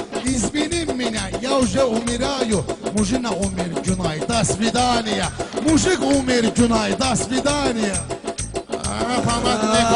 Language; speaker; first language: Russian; non-native, learner; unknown